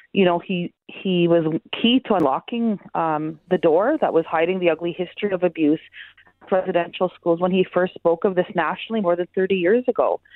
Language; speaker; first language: English; native; English